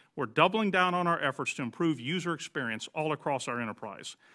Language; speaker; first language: English; native; English